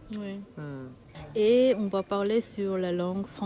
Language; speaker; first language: French; non-native, learner; Korean